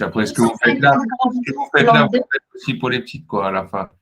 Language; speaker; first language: French; native; French